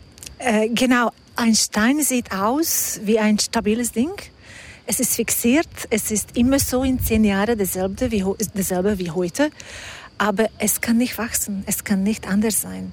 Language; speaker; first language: German; non-native, fluent; Hungarian